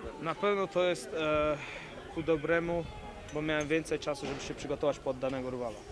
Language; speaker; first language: Polish; early bilingual, other home language; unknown